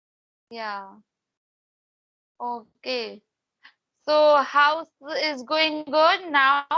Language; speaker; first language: English; non-native, learner; Hindi